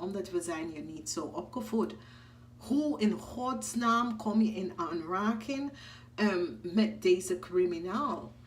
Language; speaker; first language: Dutch; non-native, fluent; English